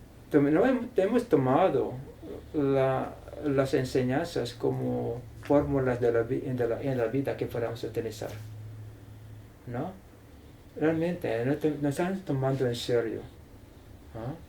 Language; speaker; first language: Spanish; non-native, learner; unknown